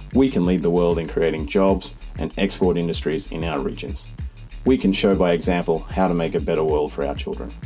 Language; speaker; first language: English; native; English